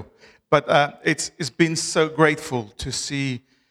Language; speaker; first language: English; non-native, fluent; Albanian